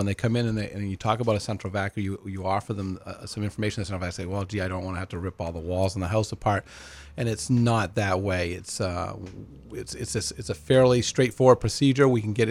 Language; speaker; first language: English; native; English